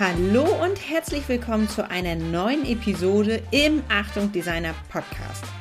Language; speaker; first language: German; native; German